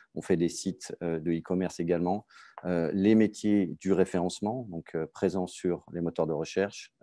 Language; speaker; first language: French; native; French